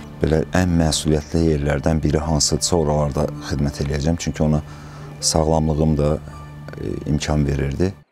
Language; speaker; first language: Azerbaijani; native; Azerbaijani